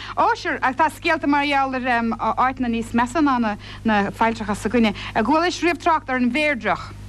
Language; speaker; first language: Irish; native; Irish